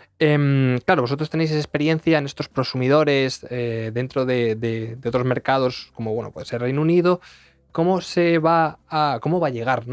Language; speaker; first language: Spanish; native; Spanish